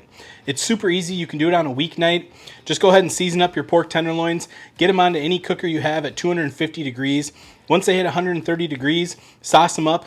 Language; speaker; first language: English; native; English